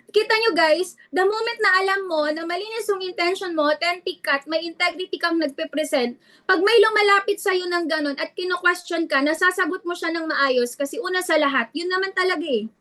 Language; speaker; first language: Filipino; non-native, local second language; Iloko